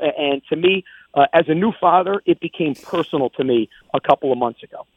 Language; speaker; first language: English; native; English